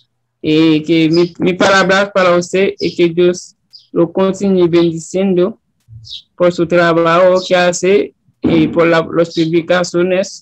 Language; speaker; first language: Spanish; non-native, learner; Haitian Creole